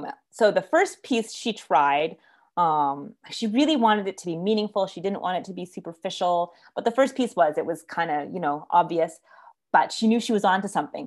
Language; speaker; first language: English; native; English